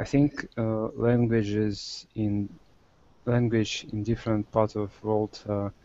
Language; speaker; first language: English; non-native, learner; Russian